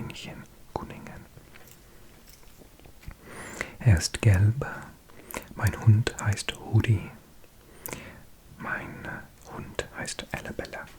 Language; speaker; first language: German; non-native, learner; English